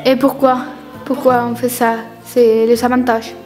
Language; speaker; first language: French; non-native, learner; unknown